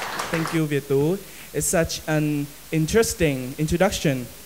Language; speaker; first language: English; non-native, fluent; Vietnamese